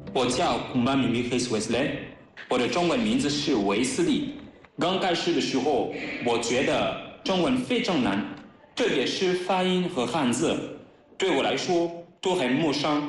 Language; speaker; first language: Chinese; non-native, fluent; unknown